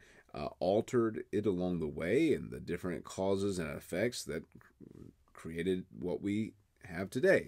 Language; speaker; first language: English; native; English